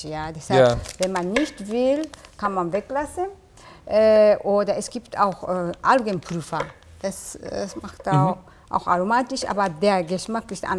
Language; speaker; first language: German; non-native, learner; Japanese